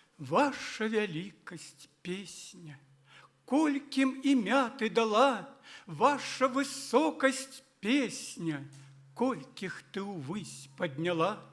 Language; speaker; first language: Belarusian; native; Belarusian